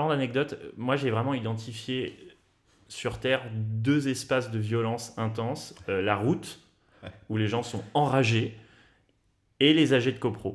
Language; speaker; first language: French; native; French